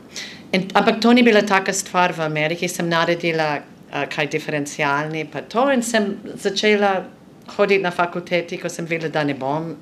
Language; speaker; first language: Slovenian; non-native, fluent; English